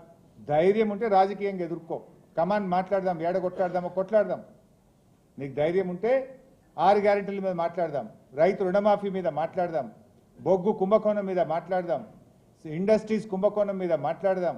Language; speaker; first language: Telugu; native; Telugu